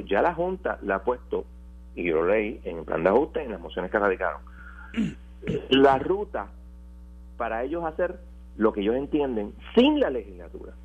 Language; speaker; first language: Spanish; native; Spanish